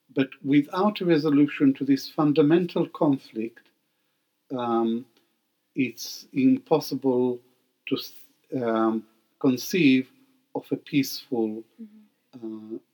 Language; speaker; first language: English; non-native, fluent; Hebrew